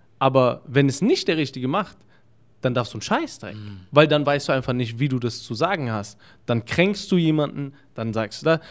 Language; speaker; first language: German; early bilingual, other home language; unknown